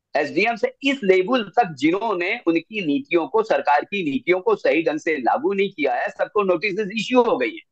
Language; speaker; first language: Hindi; native; Hindi